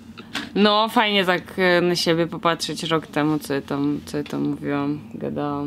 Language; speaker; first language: Polish; non-native, fluent; Russian